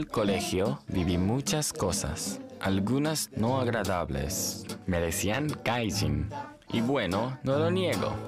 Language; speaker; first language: Spanish; early bilingual, heritage; Japanese